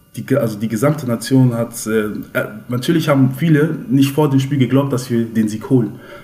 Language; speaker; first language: German; early bilingual, other home language; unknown